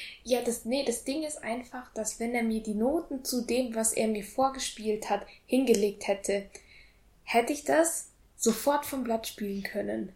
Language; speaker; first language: German; native; German